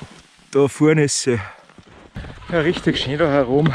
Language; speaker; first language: German; native; German